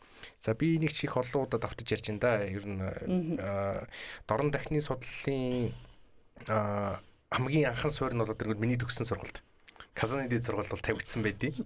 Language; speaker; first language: Mongolian; native; Mongolian